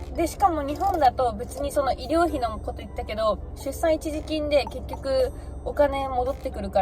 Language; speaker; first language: Japanese; native; Japanese